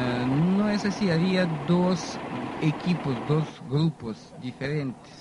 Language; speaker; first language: Spanish; non-native, fluent; Russian